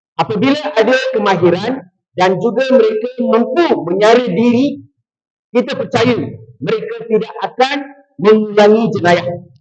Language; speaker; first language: Malay; non-native, local second language; Tamil